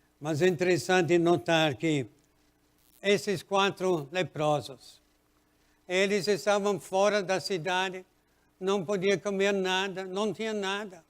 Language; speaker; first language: Portuguese; non-native, fluent; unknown